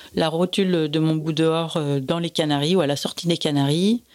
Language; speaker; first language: French; native; French